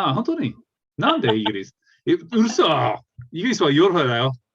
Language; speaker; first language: Japanese; non-native, fluent; English